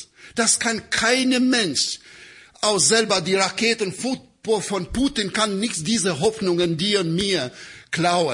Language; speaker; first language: German; non-native, learner; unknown